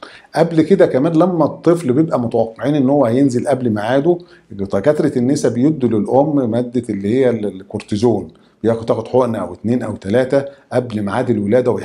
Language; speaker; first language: Arabic; native; Arabic